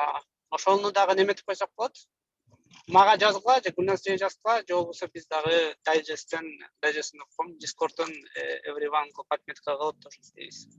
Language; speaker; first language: Kyrgyz; native; Kyrgyz